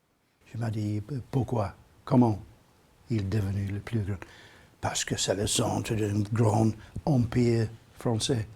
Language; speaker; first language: French; non-native, learner; English